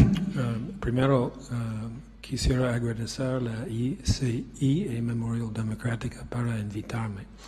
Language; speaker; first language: Spanish; non-native, learner; English